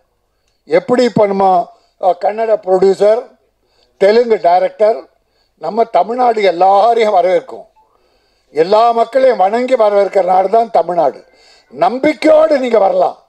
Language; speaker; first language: Tamil; native; Tamil